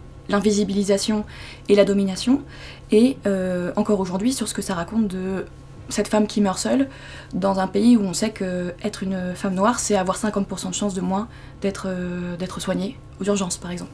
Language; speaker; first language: French; native; French